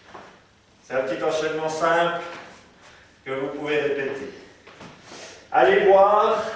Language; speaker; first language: French; native; French